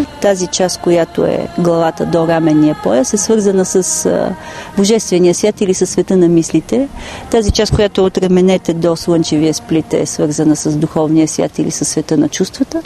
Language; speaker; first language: Bulgarian; native; Bulgarian